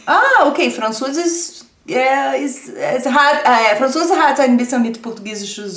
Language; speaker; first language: German; non-native, fluent; Portuguese